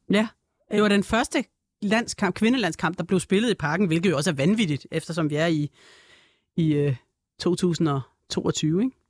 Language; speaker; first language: Danish; native; Danish